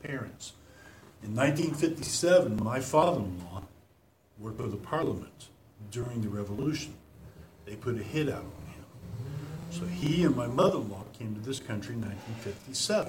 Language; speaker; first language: English; native; English